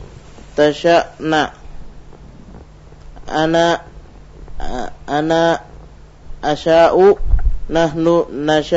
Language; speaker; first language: Arabic; non-native, learner; Indonesian